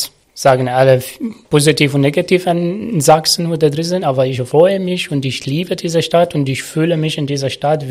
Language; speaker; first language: German; non-native, learner; Arabic